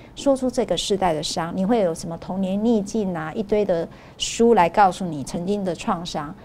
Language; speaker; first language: Chinese; non-native, local second language; Min Nan Chinese